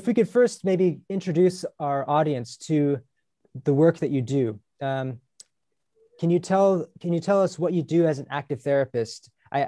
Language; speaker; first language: English; native; English